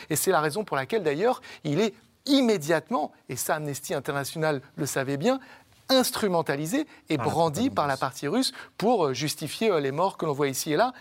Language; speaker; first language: French; native; French